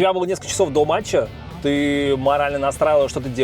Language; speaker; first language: Russian; native; Russian